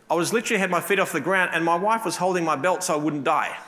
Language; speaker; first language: English; native; English